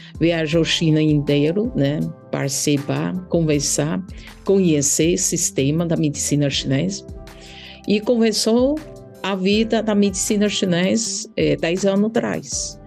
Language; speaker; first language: Portuguese; non-native, learner; Chinese